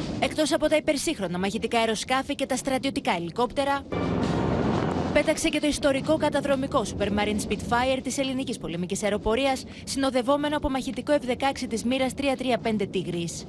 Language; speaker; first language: Greek; native; Greek